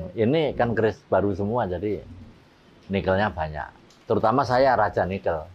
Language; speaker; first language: Indonesian; native; Indonesian